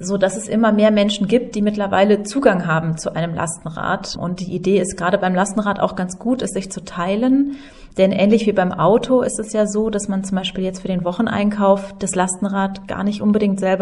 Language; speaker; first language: German; native; German